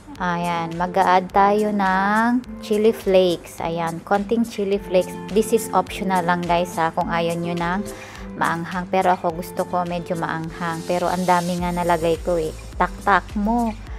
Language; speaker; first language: Filipino; non-native, local second language; Bikol